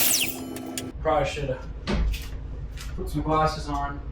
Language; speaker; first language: English; native; English